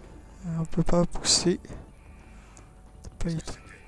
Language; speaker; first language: French; native; French